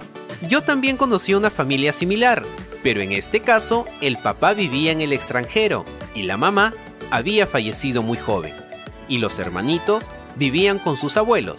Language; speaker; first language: Spanish; native; Spanish